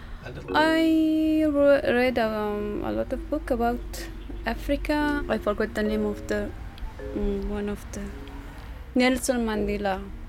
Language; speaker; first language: English; non-native, fluent; Persian